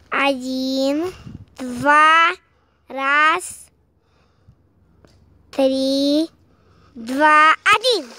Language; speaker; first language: Russian; early bilingual, heritage; Russian